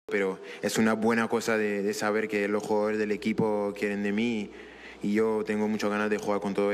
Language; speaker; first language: Spanish; non-native, learner; French